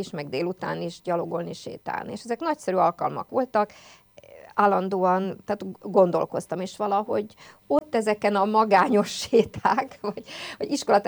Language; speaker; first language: Hungarian; native; Hungarian